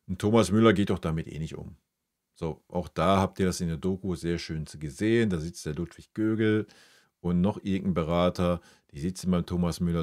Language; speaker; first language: German; native; German